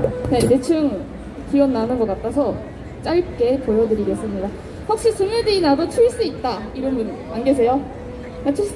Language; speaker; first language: Korean; non-native, fluent; Japanese